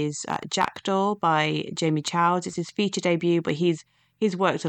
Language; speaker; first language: English; native; English